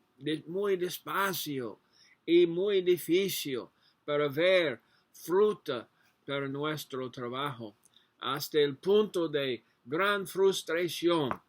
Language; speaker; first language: Spanish; non-native, learner; English